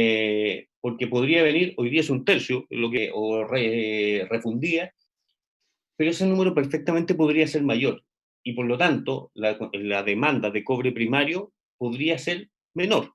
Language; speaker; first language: Spanish; native; Spanish